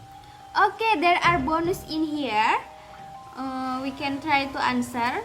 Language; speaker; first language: English; non-native, learner; Indonesian